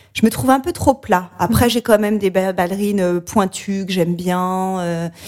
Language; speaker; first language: French; native; French